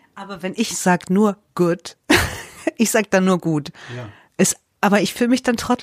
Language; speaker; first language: German; native; German